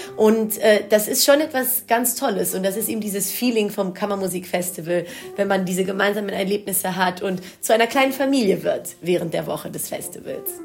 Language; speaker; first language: German; non-native, local second language; Greek